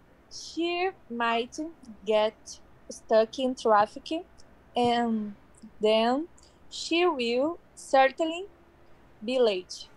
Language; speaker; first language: English; non-native, learner; Portuguese